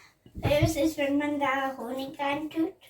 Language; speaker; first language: German; early bilingual, other home language; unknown